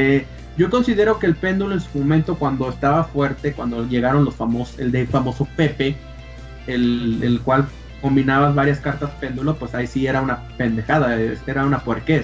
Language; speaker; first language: Spanish; native; Spanish